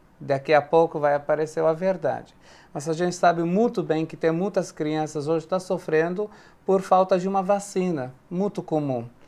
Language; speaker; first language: Portuguese; non-native, fluent; Arabic